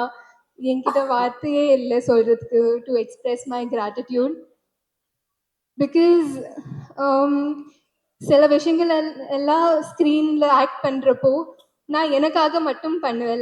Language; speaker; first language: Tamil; non-native, learner; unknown